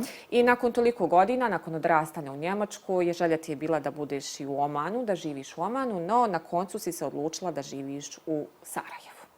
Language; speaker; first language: Bosnian; native; Bosnian